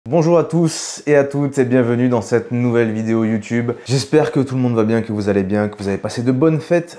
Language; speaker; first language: French; native; French